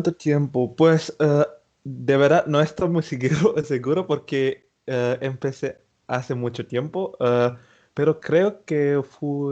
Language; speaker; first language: Spanish; non-native, fluent; Indonesian